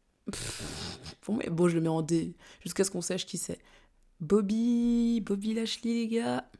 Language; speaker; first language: French; native; French